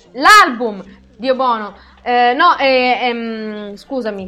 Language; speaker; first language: Italian; native; Italian